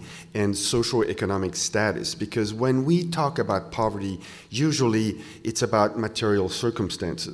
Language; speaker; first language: English; non-native, fluent; French